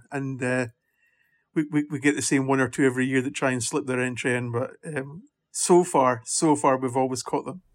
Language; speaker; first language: English; native; English